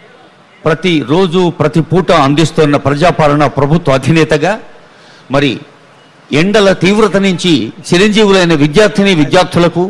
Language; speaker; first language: Telugu; native; Telugu